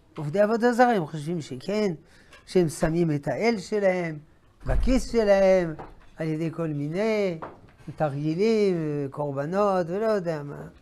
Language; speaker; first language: Hebrew; non-native, fluent; French